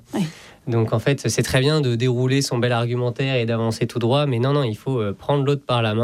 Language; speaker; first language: French; native; French